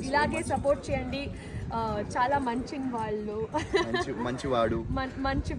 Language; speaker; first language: Telugu; non-native, learner; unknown